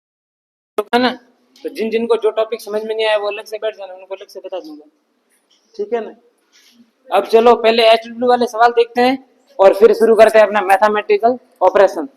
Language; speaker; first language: Hindi; native; Hindi